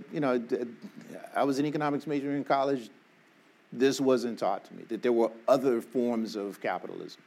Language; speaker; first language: English; native; English